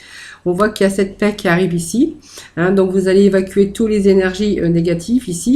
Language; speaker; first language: French; native; French